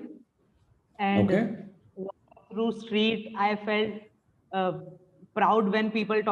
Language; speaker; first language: English; non-native, local second language; Hindi